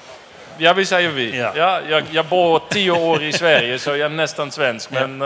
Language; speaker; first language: Swedish; non-native, fluent; Dutch